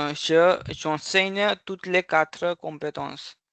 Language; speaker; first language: French; non-native, fluent; Hindi